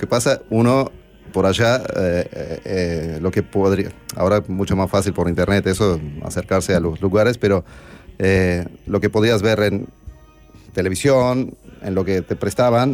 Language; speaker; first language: Spanish; non-native, fluent; Armenian